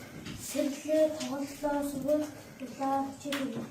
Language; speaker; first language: Mongolian; non-native, learner; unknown